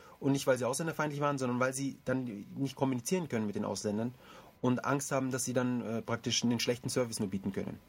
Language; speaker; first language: German; early bilingual, other home language; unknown